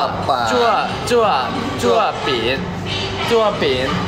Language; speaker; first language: Chinese; non-native, learner; Thai